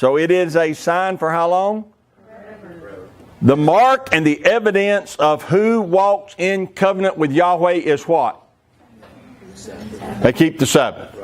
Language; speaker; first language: English; native; English